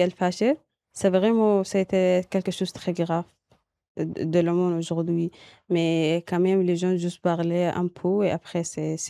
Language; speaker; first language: French; non-native, learner; Arabic